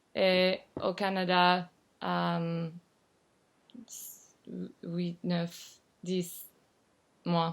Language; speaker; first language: French; non-native, learner; English